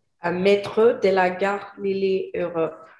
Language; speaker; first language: French; non-native, learner; English